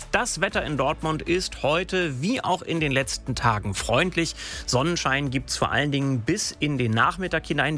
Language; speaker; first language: German; native; German